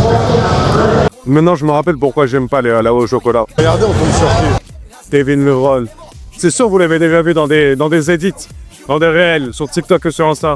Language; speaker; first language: French; native; French